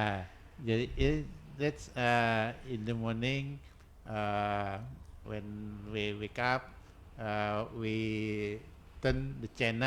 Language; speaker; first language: English; non-native, learner; Indonesian